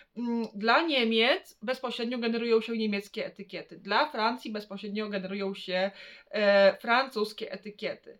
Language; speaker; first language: Polish; native; Polish